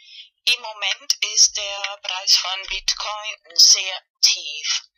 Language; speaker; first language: German; non-native, fluent; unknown